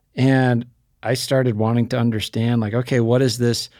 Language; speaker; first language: English; native; English